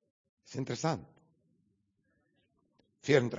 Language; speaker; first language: German; non-native, learner; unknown